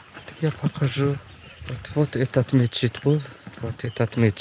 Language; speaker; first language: Russian; non-native, local second language; Azerbaijani